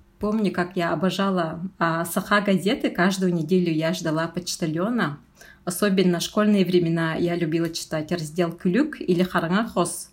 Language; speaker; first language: Russian; non-native, local second language; Yakut